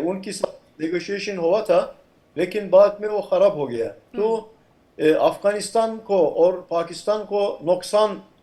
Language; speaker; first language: Hindi; non-native, fluent; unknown